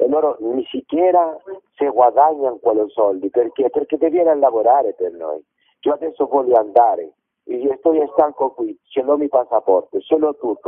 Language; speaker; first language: Italian; non-native, learner; Spanish